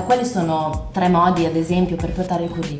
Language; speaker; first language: Italian; native; Italian